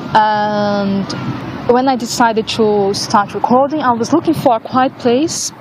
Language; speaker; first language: English; non-native, fluent; Portuguese